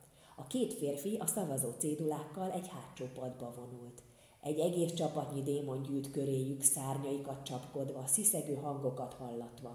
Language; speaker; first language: Hungarian; native; Hungarian